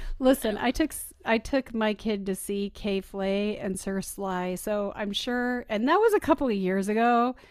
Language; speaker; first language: English; native; English